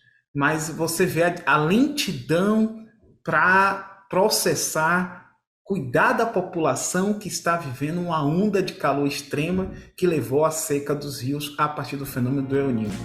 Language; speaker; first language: Portuguese; native; Portuguese